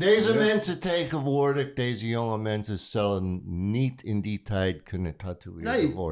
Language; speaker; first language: Dutch; non-native, learner; English